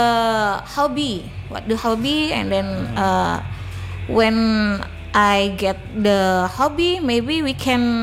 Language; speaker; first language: English; non-native, learner; Indonesian